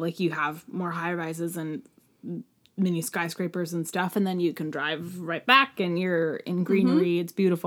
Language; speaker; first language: English; native; English